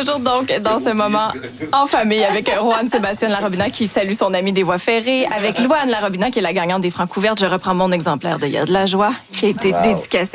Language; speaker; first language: French; native; French